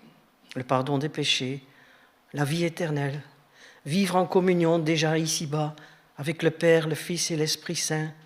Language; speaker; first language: French; native; French